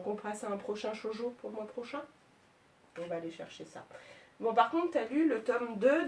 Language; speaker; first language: French; native; French